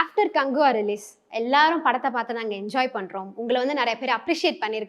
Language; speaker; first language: Tamil; native; Tamil